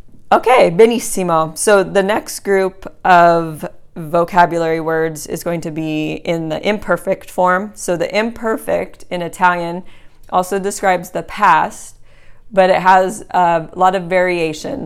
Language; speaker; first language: English; native; English